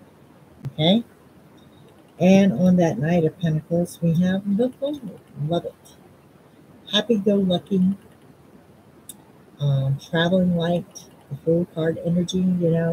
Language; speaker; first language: English; native; English